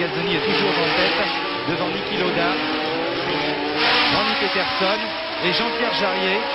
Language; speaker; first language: French; native; French